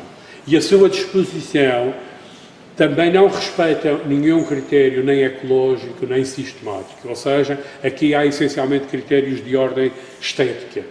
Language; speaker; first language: Portuguese; native; Portuguese